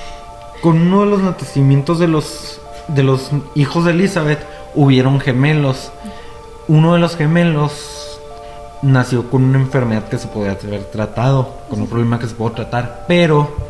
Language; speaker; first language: Spanish; native; Spanish